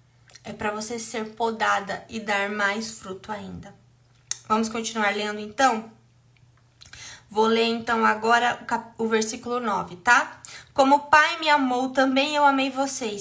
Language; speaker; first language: Portuguese; native; Portuguese